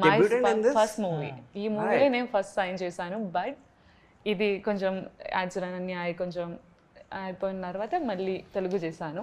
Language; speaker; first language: Telugu; non-native, learner; Malayalam